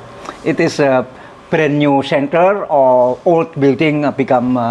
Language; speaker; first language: English; non-native, learner; Indonesian